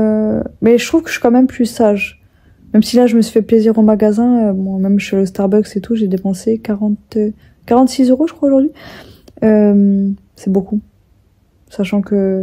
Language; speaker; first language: French; native; French